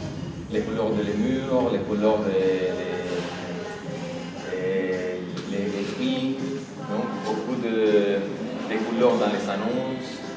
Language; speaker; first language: French; non-native, fluent; Spanish